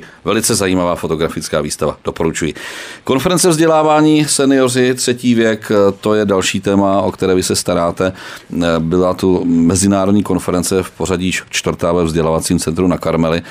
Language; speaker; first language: Czech; native; Czech